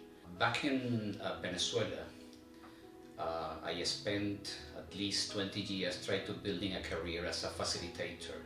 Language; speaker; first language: English; non-native, learner; Spanish